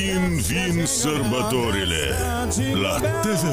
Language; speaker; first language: Romanian; native; Romanian